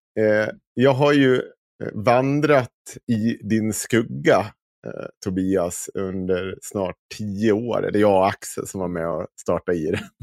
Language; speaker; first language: Swedish; native; Swedish